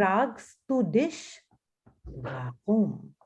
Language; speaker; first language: German; non-native, fluent; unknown